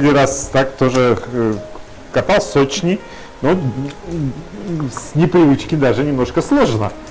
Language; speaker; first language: Russian; native; Russian